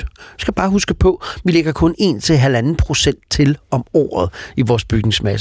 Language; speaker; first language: Danish; native; Danish